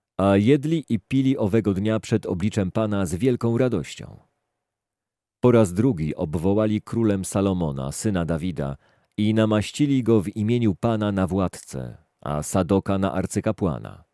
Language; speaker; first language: Polish; native; Polish